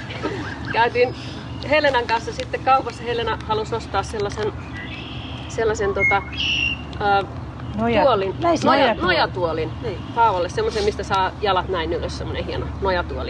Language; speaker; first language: Finnish; native; Finnish